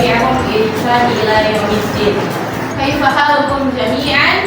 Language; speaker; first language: Arabic; non-native, fluent; Indonesian